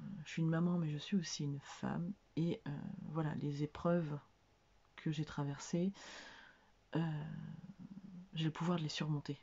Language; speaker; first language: French; native; French